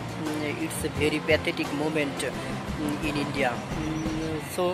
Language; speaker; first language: English; non-native, learner; Bangla